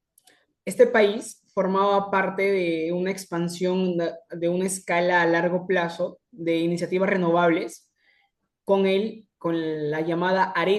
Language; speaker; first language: Spanish; native; Spanish